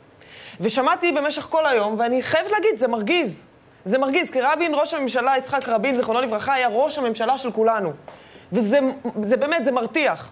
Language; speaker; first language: Hebrew; native; Hebrew